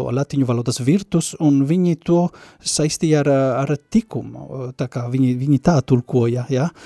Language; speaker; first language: Latvian; non-native, fluent; Spanish